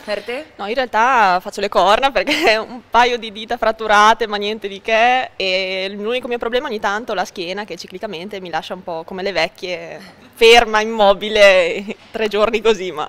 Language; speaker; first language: Italian; native; Italian